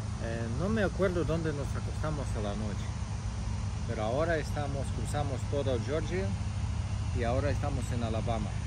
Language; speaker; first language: Spanish; native; Spanish